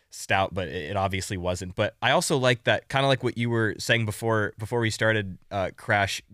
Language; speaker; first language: English; native; English